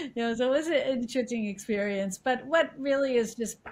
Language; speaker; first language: English; native; English